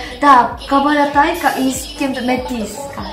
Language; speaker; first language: Russian; non-native, learner; Korean